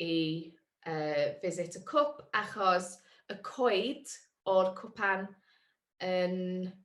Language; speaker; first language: Welsh; non-native, learner; English